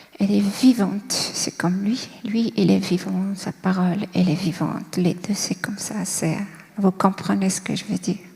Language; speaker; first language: French; non-native, local second language; Kabyle